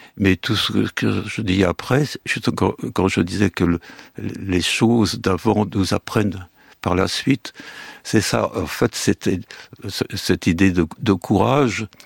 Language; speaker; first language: French; early bilingual, other home language; Yiddish